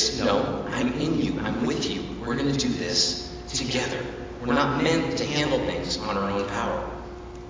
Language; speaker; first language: English; native; English